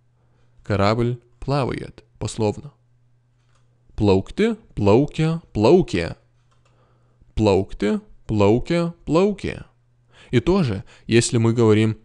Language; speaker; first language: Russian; non-native, fluent; Lithuanian